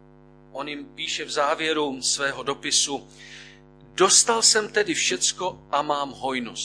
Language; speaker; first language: Czech; native; Czech